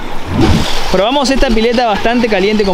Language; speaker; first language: Spanish; native; Spanish